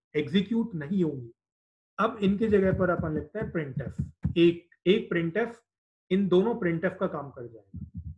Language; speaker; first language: Hindi; native; Hindi